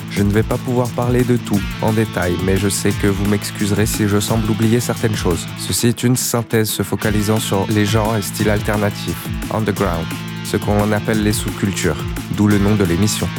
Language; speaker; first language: French; native; French